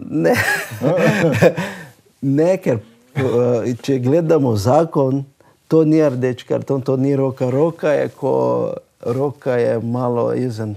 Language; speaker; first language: Slovenian; non-native, learner; Portuguese